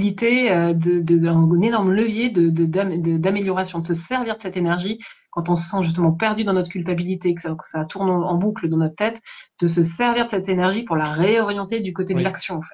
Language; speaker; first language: French; native; French